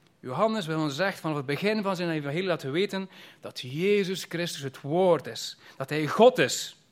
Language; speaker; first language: Dutch; native; Dutch